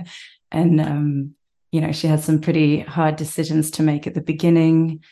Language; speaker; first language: English; native; English